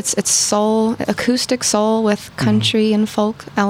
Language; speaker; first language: English; native; English